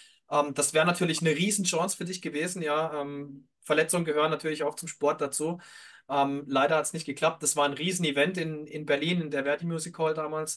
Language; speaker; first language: German; native; German